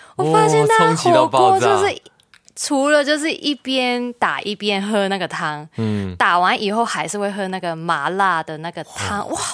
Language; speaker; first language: Chinese; non-native, local second language; Cantonese